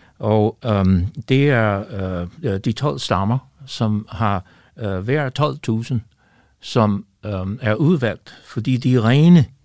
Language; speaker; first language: Danish; non-native, fluent; English